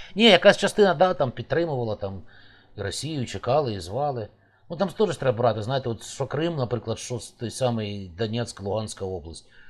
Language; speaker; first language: Ukrainian; native; Ukrainian